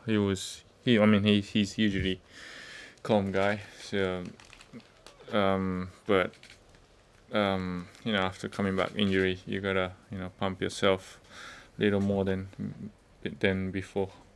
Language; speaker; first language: English; non-native, fluent; Japanese